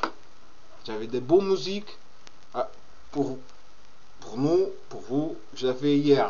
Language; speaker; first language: French; non-native, learner; Portuguese